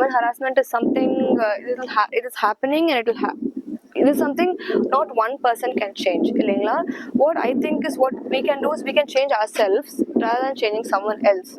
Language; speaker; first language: English; non-native, local second language; Tamil